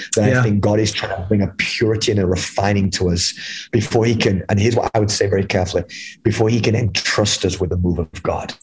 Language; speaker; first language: English; native; English